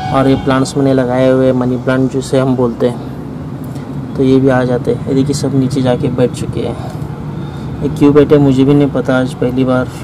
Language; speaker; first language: Hindi; non-native, local second language; Marathi